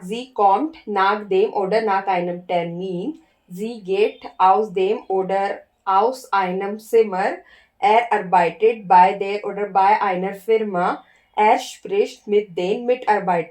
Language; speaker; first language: German; non-native, learner; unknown